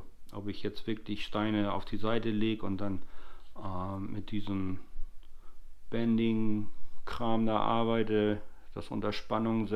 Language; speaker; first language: German; native; German